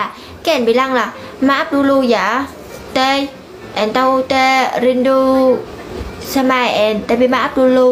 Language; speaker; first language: Indonesian; non-native, learner; Vietnamese